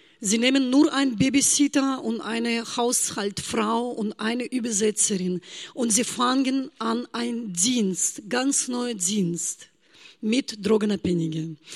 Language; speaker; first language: German; non-native, fluent; Russian